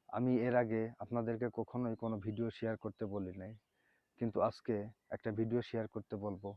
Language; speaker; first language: Bangla; native; Bangla